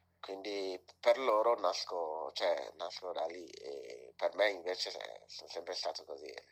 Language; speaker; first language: Italian; early bilingual, other home language; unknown